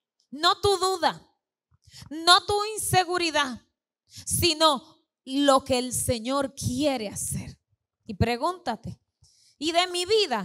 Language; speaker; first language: Spanish; native; Spanish